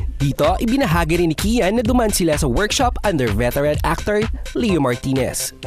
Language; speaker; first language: Filipino; non-native, local second language; Iloko